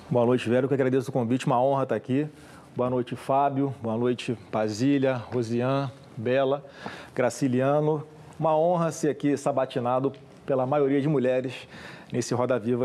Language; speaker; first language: Portuguese; native; Portuguese